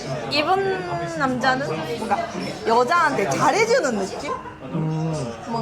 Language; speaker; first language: Korean; non-native, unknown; Japanese